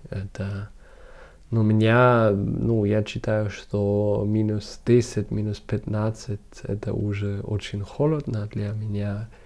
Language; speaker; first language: Russian; non-native, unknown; German